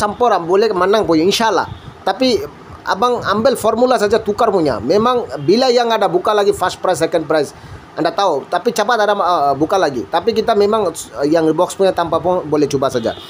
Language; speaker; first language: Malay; non-native, learner; Bangla